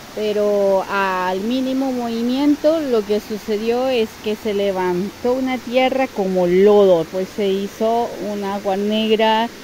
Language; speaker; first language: Spanish; native; Spanish